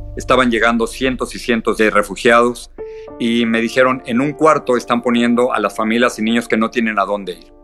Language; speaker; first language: Spanish; native; Spanish